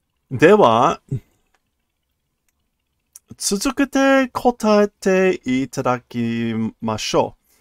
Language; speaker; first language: Japanese; non-native, learner; English